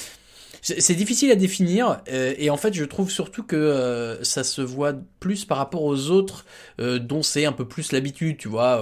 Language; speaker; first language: French; native; French